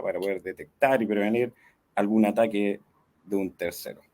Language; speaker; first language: Spanish; native; Spanish